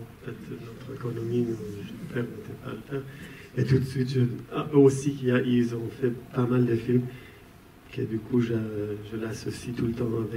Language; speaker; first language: French; non-native, fluent; Persian